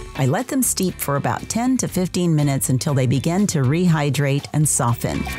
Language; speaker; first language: English; native; English